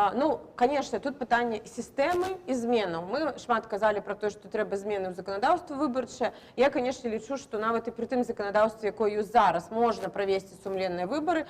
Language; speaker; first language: Belarusian; non-native, local second language; Russian